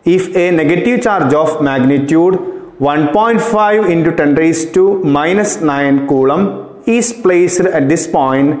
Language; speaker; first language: English; non-native, local second language; Malayalam